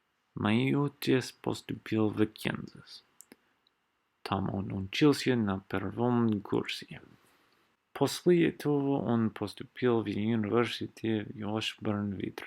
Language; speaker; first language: Russian; non-native, learner; English